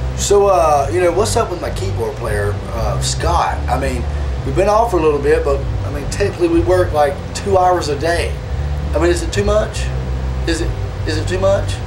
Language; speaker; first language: English; native; English